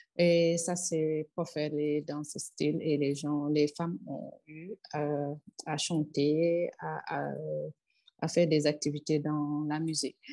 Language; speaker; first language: French; non-native, local second language; Wolof